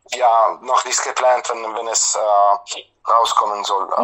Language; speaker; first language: German; non-native, fluent; Italian